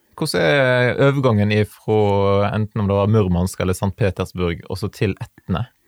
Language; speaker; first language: Norwegian; native; Norwegian